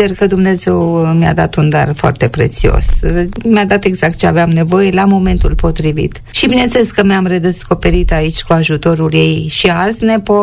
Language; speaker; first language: Romanian; native; Romanian